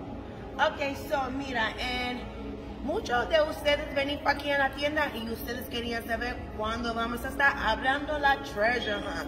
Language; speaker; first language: Spanish; early bilingual, heritage; English